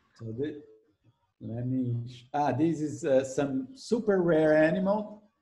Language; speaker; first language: English; non-native, fluent; Portuguese